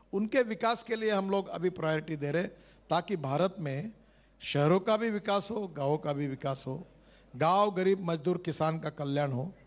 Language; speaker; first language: Hindi; non-native, local second language; Marathi